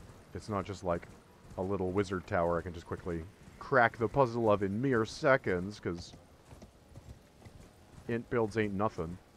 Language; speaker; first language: English; native; English